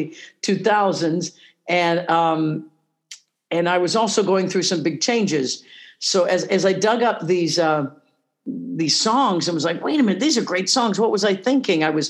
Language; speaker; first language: English; native; English